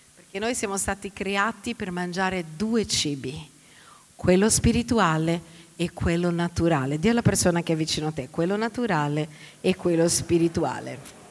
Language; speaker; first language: Italian; non-native, fluent; Portuguese